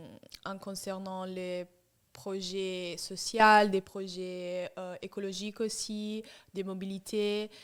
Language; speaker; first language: French; non-native, fluent; English